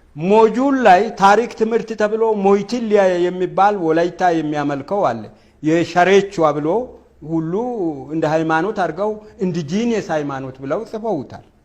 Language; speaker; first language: Amharic; non-native, local second language; Wolaytta